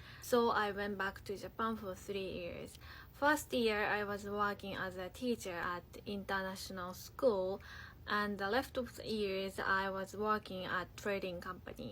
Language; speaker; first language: English; non-native, fluent; Japanese